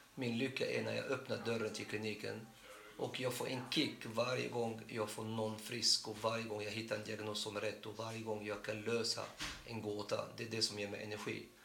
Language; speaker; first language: Swedish; non-native, fluent; Arabic